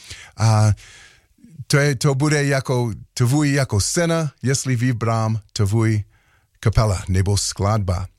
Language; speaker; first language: Czech; non-native, learner; English